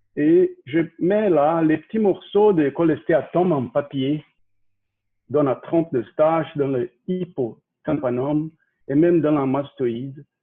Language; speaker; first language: French; non-native, fluent; Portuguese